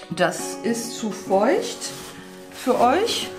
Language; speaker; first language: German; native; German